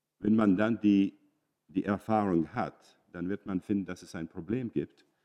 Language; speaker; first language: German; non-native, fluent; Czech